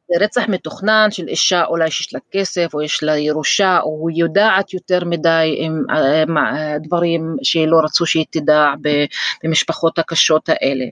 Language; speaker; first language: Hebrew; non-native, local second language; Arabic